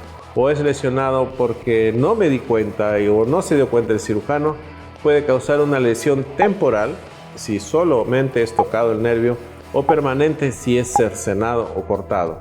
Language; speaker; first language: Spanish; native; Spanish